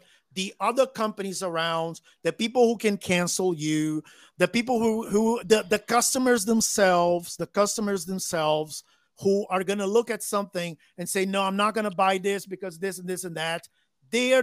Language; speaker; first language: English; non-native, fluent; Portuguese